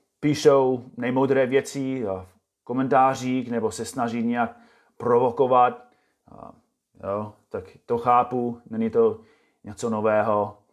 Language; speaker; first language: Czech; non-native, fluent; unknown